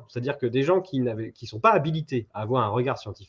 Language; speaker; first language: French; native; French